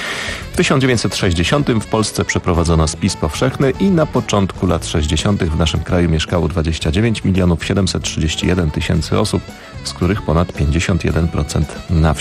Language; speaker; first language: Polish; native; Polish